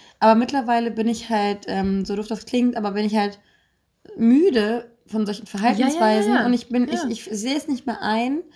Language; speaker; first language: German; native; German